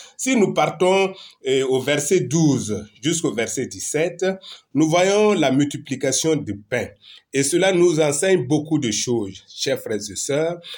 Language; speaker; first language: French; non-native, local second language; Mossi